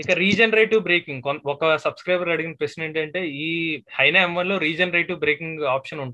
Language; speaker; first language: Telugu; native; Telugu